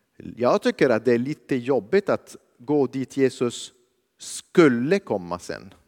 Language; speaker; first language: Swedish; non-native, fluent; Arabic